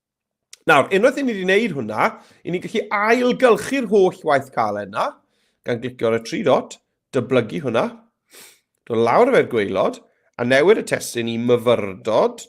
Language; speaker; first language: Welsh; native; Welsh